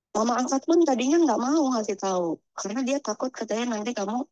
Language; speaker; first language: Indonesian; native; Indonesian